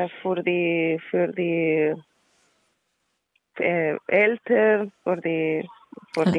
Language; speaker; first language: German; non-native, learner; Spanish